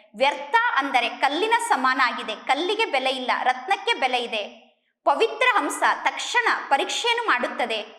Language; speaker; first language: Kannada; native; Kannada